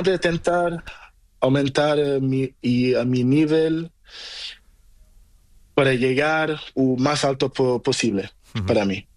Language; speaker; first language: Spanish; non-native, learner; Portuguese